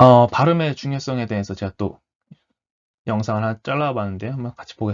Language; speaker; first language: Korean; native; Korean